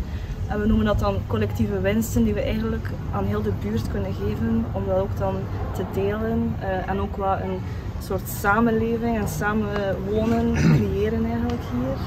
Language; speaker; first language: Dutch; native; Dutch